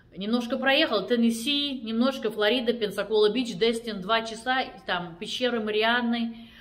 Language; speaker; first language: Russian; native; Russian